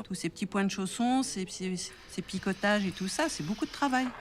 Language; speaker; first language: French; native; French